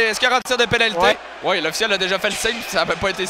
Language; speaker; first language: French; native; French